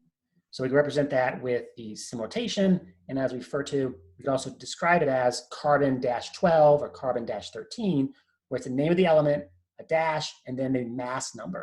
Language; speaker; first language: English; native; English